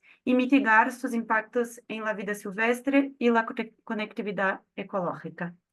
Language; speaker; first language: Spanish; non-native, fluent; Portuguese